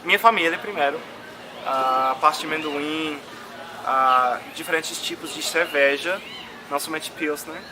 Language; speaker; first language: Portuguese; non-native, fluent; English